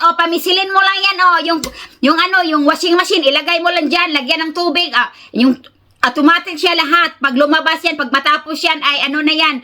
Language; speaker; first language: Filipino; native; Filipino